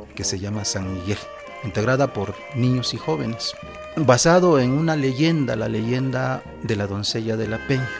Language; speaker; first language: Spanish; native; Spanish